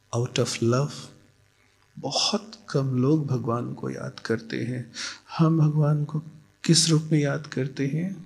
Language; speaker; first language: Hindi; native; Hindi